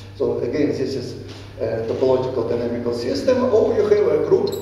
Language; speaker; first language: English; non-native, fluent; Ukrainian